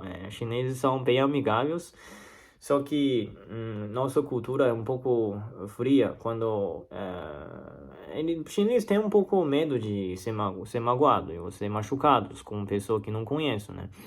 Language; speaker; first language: Portuguese; non-native, learner; Chinese